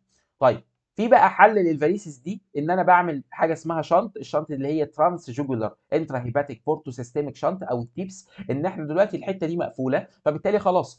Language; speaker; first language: Arabic; native; Arabic